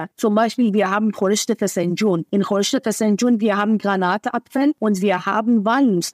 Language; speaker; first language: German; non-native, fluent; Persian